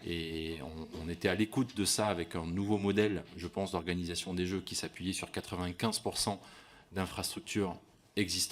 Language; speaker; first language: French; native; French